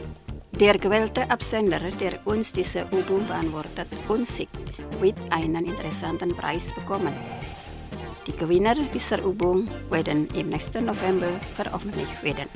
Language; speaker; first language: German; non-native, fluent; Indonesian